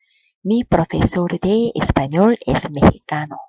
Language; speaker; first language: Spanish; non-native, fluent; Korean